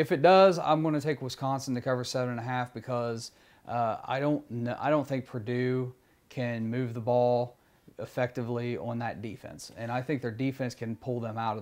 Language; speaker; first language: English; native; English